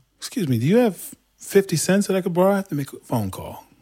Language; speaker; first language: English; non-native, fluent; Turkish